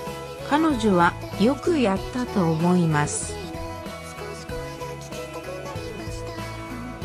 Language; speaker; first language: Japanese; non-native, learner; English